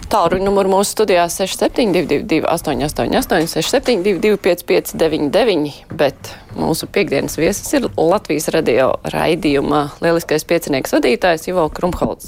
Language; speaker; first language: Latvian; native; Latvian